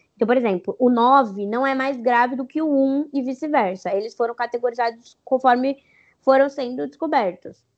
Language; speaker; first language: Portuguese; native; Portuguese